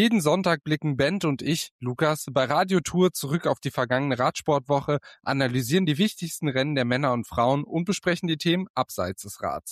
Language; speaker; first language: German; native; German